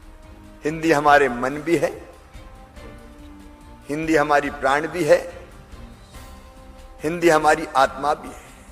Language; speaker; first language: Hindi; native; Hindi